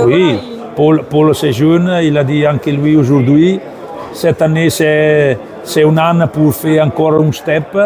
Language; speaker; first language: French; non-native, learner; Italian